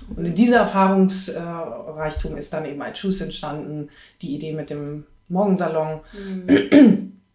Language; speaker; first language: German; native; German